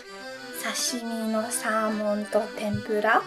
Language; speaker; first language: Japanese; non-native, fluent; Italian